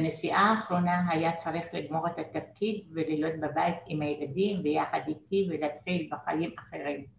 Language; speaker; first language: Hebrew; non-native, fluent; Arabic